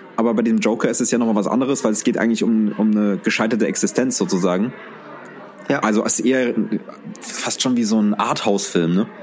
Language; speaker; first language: German; early bilingual, other home language; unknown